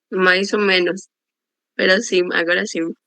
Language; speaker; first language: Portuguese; non-native, learner; Spanish